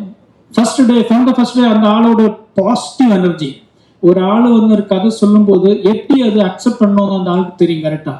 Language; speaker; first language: Tamil; non-native, learner; Malayalam